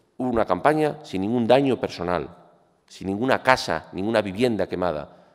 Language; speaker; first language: Spanish; native; Spanish